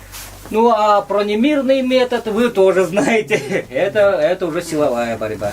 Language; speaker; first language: Russian; native; Russian